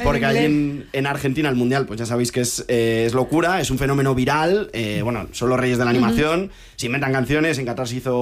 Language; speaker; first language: Spanish; native; Spanish